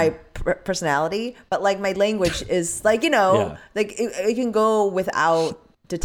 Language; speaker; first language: English; early bilingual, other home language; Korean